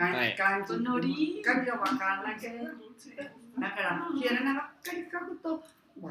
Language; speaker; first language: Japanese; non-native, learner; Spanish